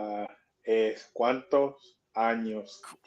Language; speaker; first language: Spanish; non-native, learner; English